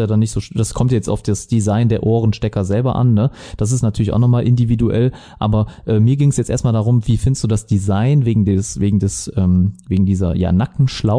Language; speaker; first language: German; native; German